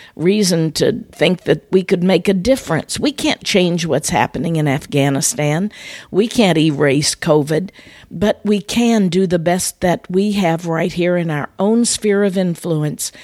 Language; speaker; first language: English; native; English